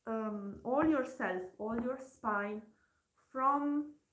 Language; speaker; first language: English; non-native, fluent; Italian